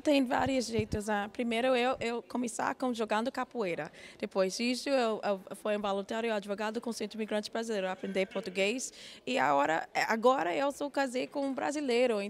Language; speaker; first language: Portuguese; non-native, learner; English